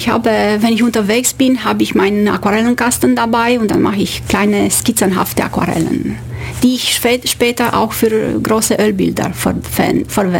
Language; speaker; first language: German; non-native, fluent; Romanian